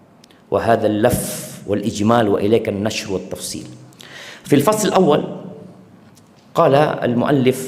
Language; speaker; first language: Arabic; non-native, fluent; Indonesian